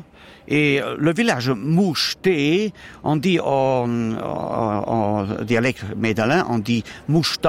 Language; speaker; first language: French; non-native, learner; Romansh